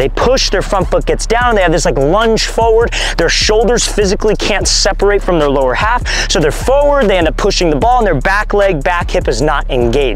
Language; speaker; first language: English; native; English